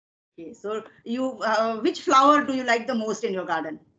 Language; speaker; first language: English; non-native, fluent; Hindi